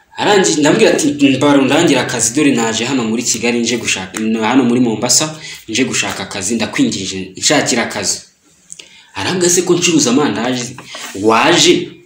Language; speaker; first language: Kinyarwanda; early bilingual, heritage; Kinyarwanda